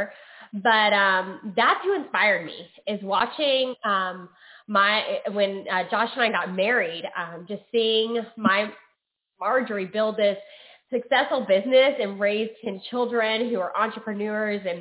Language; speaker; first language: English; native; English